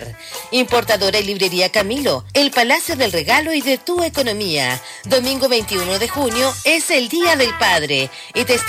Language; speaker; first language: Spanish; native; Spanish